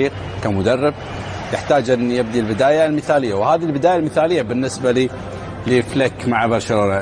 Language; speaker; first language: Arabic; native; Arabic